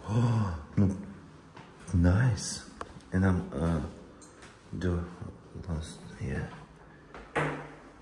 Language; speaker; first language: English; non-native, learner; Russian